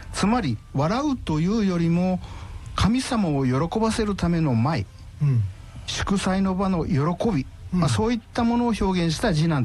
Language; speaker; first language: Japanese; native; Japanese